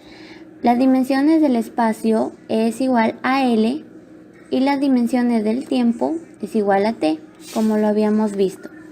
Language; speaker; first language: Spanish; native; Spanish